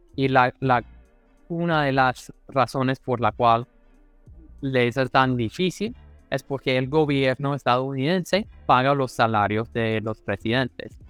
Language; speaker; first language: Spanish; non-native, fluent; English